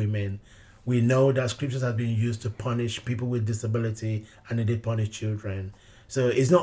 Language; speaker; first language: English; non-native, local second language; Yoruba